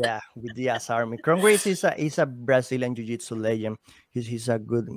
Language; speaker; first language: English; non-native, learner; Spanish